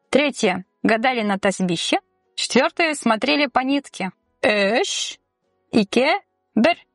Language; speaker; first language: Russian; non-native, local second language; Tatar